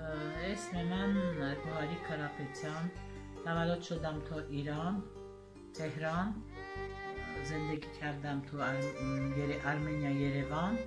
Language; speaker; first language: Persian; non-native, local second language; Armenian